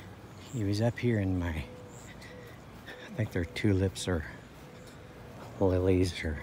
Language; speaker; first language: English; native; English